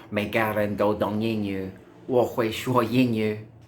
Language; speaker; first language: Chinese; non-native, learner; English